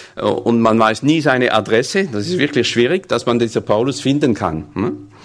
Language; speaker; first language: German; non-native, fluent; French